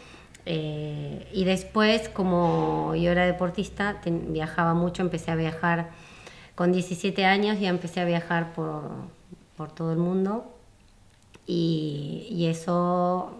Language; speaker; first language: Spanish; native; Spanish